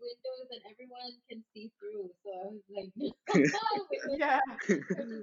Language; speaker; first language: English; non-native, local second language; Malayalam